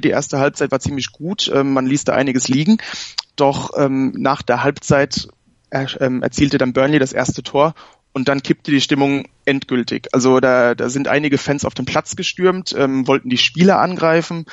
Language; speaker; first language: German; native; German